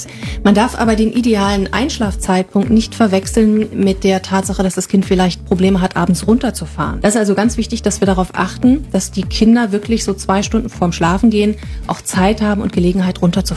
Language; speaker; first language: German; native; German